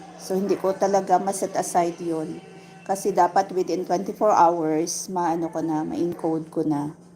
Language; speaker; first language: Filipino; non-native, local second language; Hiligaynon